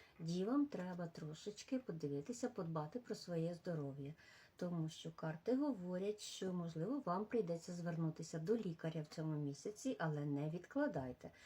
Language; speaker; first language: Ukrainian; non-native, local second language; Russian